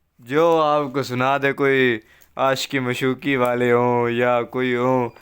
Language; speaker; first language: Urdu; non-native, local second language; Punjabi